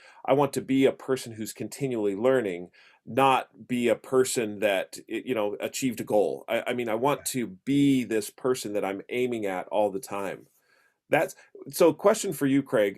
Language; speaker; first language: English; native; English